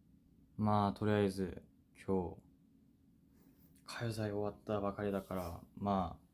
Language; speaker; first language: Japanese; non-native, fluent; Korean